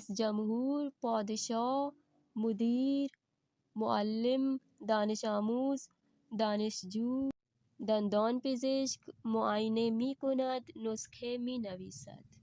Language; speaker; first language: Persian; non-native, learner; Urdu